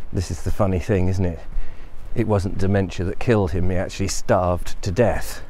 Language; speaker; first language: English; native; English